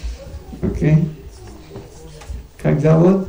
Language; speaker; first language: Russian; non-native, learner; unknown